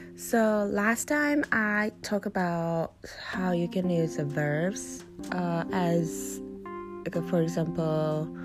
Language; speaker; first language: English; non-native, fluent; Japanese